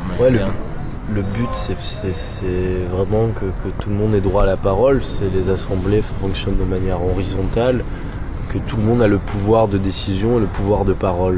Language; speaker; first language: French; native; French